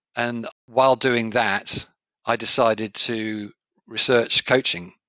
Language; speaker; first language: English; native; English